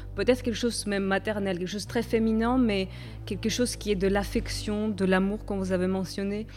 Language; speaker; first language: French; non-native, fluent; Georgian